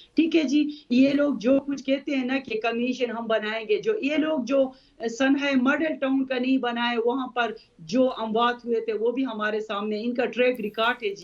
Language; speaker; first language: Urdu; non-native, local second language; Khowar